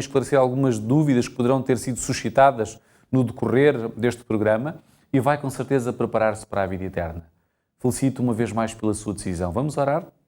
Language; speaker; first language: Portuguese; native; Portuguese